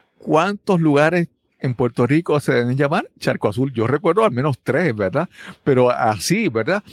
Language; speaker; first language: Spanish; native; Spanish